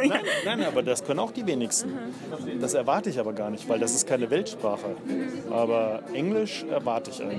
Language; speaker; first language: German; native; German